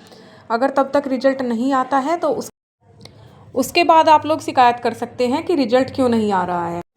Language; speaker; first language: Hindi; native; Hindi